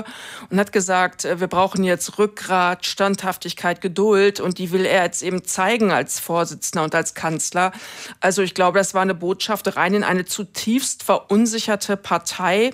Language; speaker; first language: German; native; German